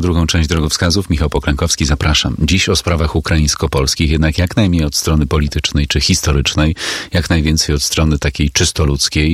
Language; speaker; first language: Polish; native; Polish